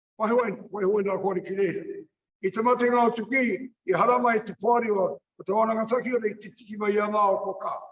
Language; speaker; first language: Māori; native; Māori